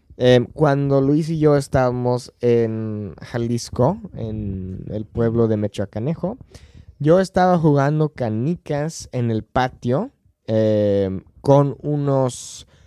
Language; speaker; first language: Spanish; non-native, fluent; English